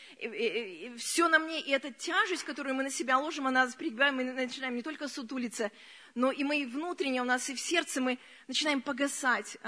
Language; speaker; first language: Russian; early bilingual, other home language; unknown